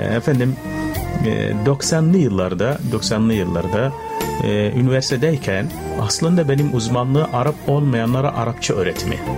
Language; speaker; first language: Turkish; non-native, fluent; Arabic